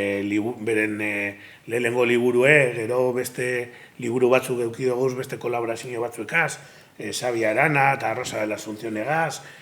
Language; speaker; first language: Basque; native; Basque